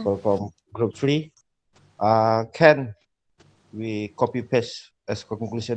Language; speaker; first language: English; non-native, fluent; Indonesian